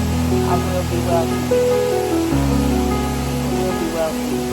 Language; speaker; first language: English; native; English